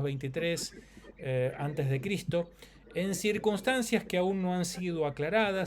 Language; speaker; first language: Spanish; native; Spanish